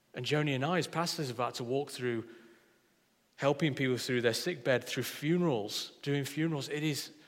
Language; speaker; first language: English; native; English